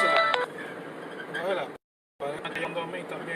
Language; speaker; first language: Spanish; native; Spanish